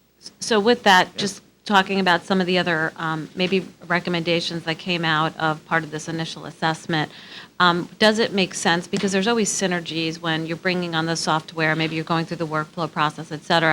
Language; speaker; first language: English; native; English